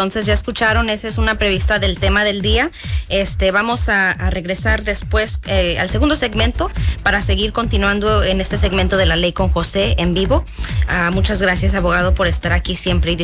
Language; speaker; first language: Spanish; early bilingual, heritage; Spanish